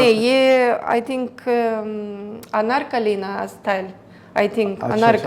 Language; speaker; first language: Hindi; non-native, learner; Greek